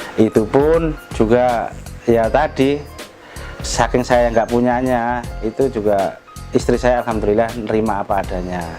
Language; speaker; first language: Indonesian; non-native, local second language; Javanese